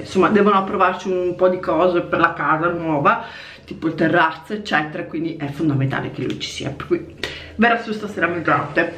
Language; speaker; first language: Italian; native; Italian